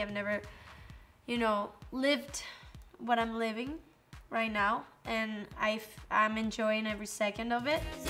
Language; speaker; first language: English; non-native, fluent; Spanish